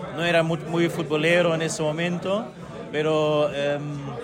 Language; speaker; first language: Spanish; non-native, fluent; German